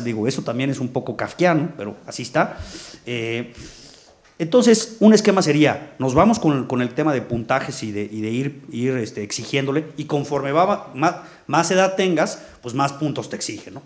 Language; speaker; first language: Spanish; native; Spanish